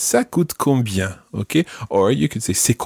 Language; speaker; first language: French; non-native, fluent; English